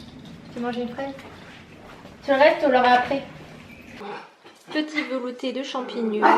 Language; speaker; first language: French; native; French